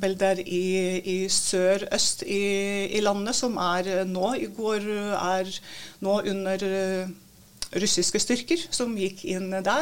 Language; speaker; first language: Norwegian; non-native, fluent; Latvian